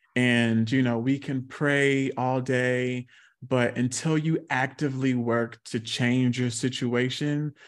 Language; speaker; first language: English; native; English